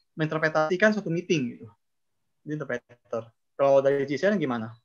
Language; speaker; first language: Indonesian; non-native, local second language; Chinese